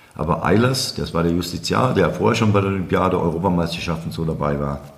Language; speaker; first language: German; native; German